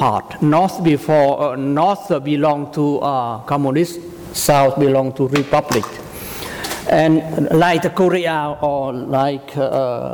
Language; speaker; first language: English; non-native, learner; Vietnamese